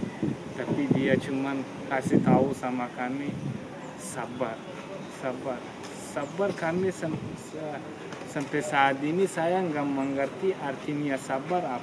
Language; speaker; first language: Indonesian; non-native, learner; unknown